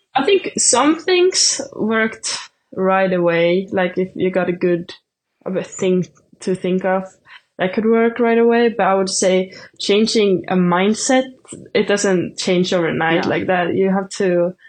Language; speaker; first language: English; non-native, fluent; Swedish